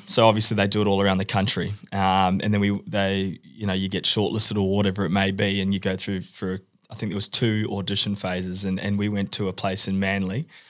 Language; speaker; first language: English; native; English